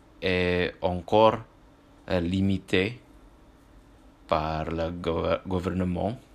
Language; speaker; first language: French; non-native, learner; Indonesian